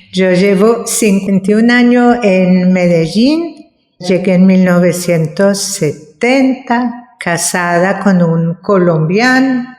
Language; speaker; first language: Spanish; non-native, fluent; French